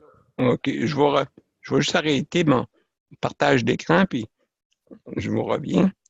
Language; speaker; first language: French; native; French